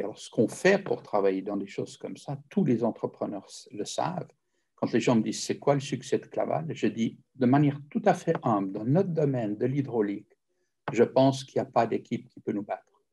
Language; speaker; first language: French; native; French